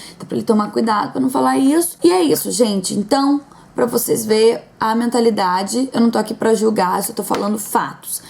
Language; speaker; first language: Portuguese; native; Portuguese